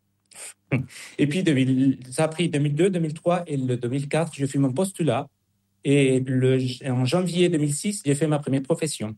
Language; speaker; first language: French; non-native, fluent; Spanish